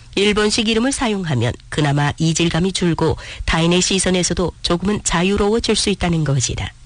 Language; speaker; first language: Korean; native; Korean